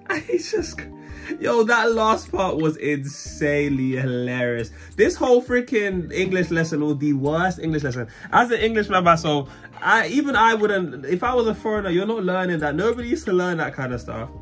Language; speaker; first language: English; native; English